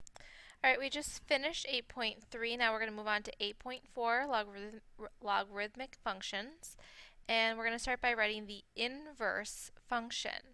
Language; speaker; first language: English; native; English